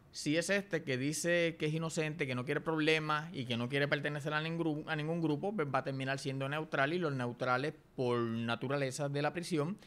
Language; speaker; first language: Spanish; native; Spanish